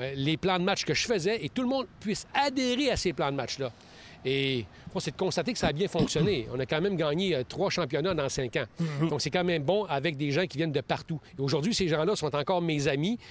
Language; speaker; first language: French; native; French